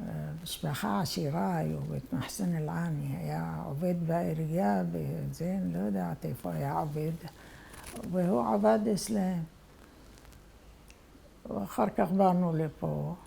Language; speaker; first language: Hebrew; non-native, fluent; Arabic